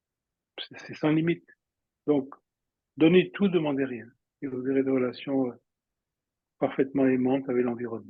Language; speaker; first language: French; native; French